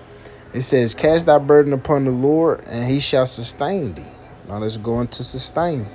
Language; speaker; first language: English; native; English